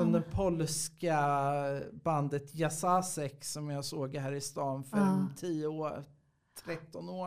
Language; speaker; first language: Swedish; native; Swedish